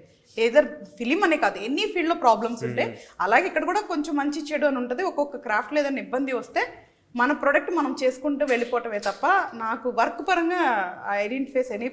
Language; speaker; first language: Telugu; native; Telugu